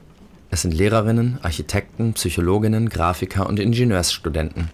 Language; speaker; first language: German; native; German